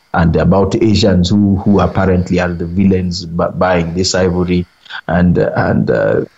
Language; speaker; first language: English; non-native, local second language; Luo (Kenya and Tanzania)